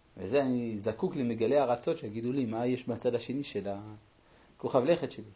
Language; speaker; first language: Hebrew; native; Hebrew